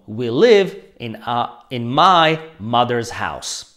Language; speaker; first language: English; non-native, fluent; Slovak